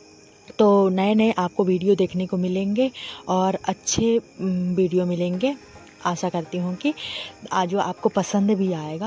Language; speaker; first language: Hindi; native; Hindi